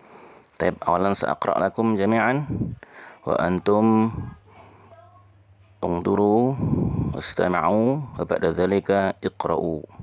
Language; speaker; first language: Arabic; non-native, fluent; Indonesian